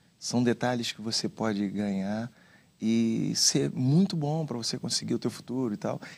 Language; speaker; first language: Portuguese; native; Portuguese